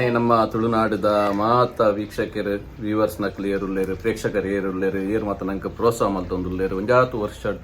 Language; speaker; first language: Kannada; non-native, local second language; Tulu